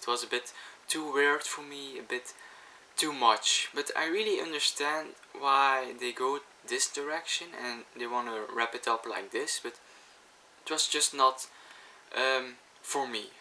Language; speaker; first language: English; non-native, fluent; Dutch